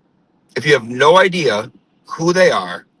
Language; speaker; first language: English; native; English